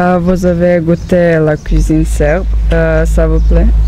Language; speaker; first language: French; non-native, fluent; Serbian